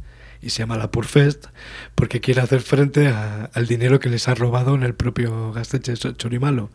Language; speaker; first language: Spanish; native; Spanish